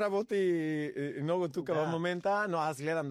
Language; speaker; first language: Bulgarian; non-native, learner; Spanish